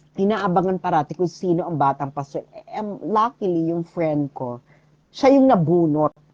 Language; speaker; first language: Filipino; native; Filipino